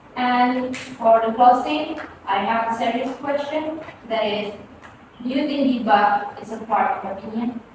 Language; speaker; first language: English; non-native, fluent; Indonesian